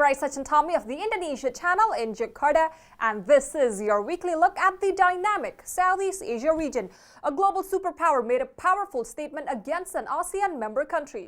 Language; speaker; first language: English; non-native, fluent; Indonesian